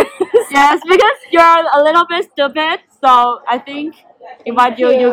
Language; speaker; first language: English; non-native, learner; Chinese